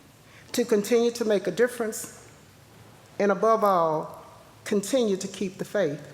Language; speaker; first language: English; native; English